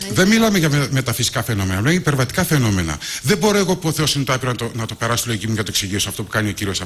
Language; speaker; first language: Greek; native; Greek